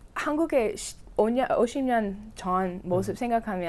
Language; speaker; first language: Korean; non-native, fluent; English